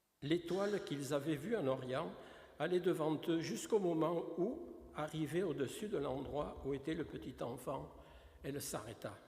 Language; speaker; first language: French; native; French